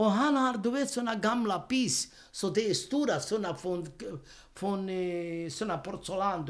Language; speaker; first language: Swedish; non-native, learner; Romany